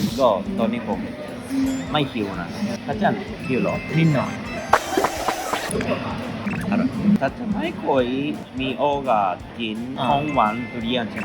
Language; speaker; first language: Thai; non-native, learner; Japanese